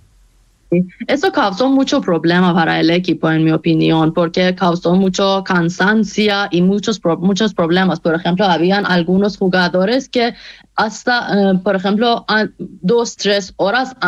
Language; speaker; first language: Spanish; non-native, fluent; Persian